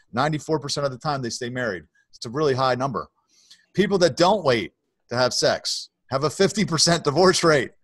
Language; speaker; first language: English; native; English